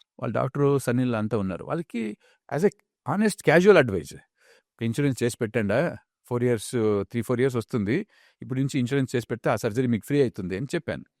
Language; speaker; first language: Telugu; non-native, local second language; Kannada